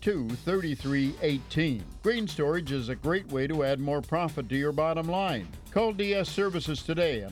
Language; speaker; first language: English; native; English